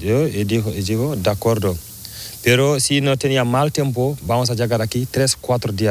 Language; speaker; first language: Spanish; non-native, learner; Fula